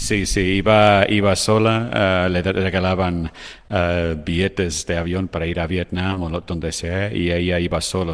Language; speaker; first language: Spanish; non-native, fluent; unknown